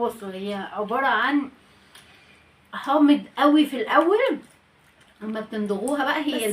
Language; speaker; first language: Arabic; native; Arabic